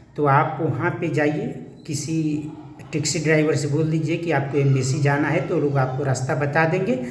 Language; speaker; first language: Hindi; native; Hindi